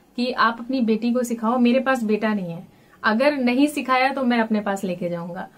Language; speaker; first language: Hindi; native; Hindi